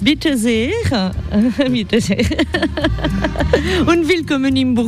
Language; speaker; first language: German; non-native, learner; French